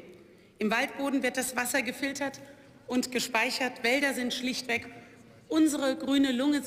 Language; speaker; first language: German; native; German